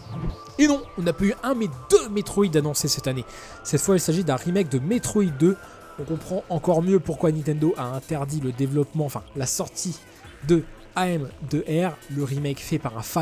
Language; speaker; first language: French; native; French